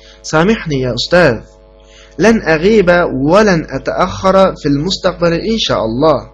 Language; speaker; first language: Arabic; non-native, fluent; Uyghur